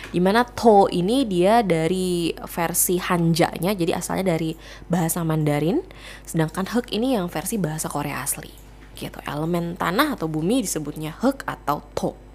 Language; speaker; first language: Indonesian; native; Indonesian